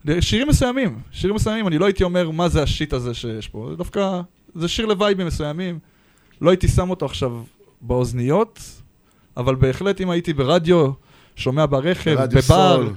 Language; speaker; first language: Hebrew; native; Hebrew